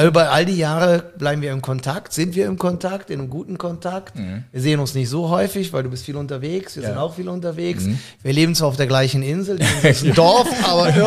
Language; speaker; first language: German; native; German